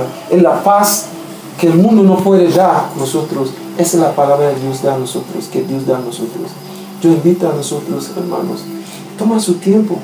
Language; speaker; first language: Spanish; non-native, learner; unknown